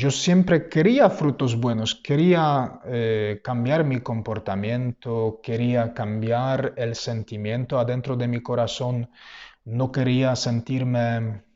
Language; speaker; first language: Spanish; non-native, fluent; Polish